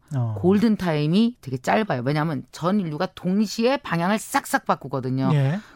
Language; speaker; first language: Korean; native; Korean